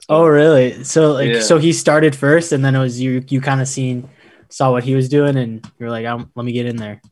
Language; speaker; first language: English; early bilingual, other home language; Filipino